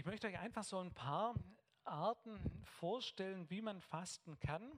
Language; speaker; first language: German; native; German